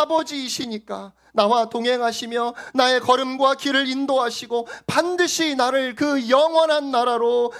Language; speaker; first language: Korean; native; Korean